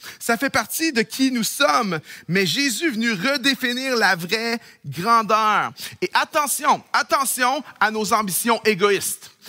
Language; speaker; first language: French; native; French